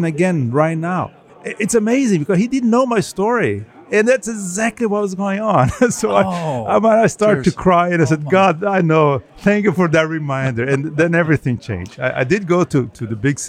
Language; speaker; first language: English; non-native, fluent; Portuguese